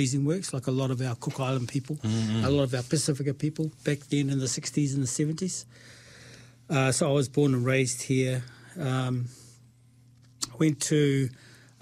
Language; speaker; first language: English; native; English